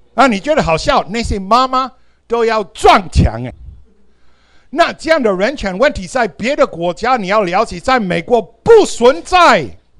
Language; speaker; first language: Chinese; non-native, fluent; English